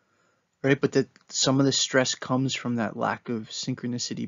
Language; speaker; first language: English; native; English